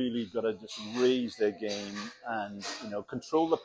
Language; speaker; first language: English; native; English